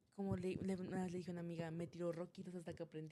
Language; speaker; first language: Spanish; early bilingual, heritage; Spanish